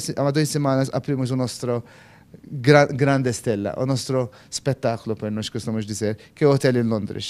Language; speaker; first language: Portuguese; non-native, fluent; Maltese